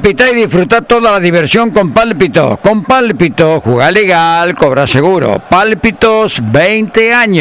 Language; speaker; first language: Spanish; native; Spanish